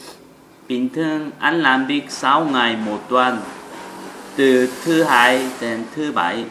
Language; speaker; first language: Vietnamese; non-native, learner; Korean